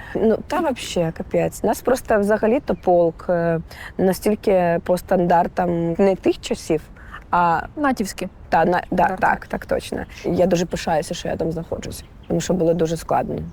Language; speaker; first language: Ukrainian; native; Ukrainian